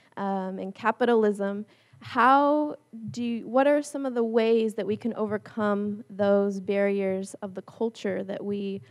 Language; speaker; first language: English; native; English